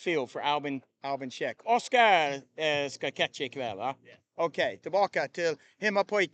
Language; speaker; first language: Swedish; native; Swedish